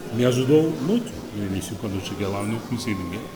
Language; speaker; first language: Portuguese; non-native, fluent; English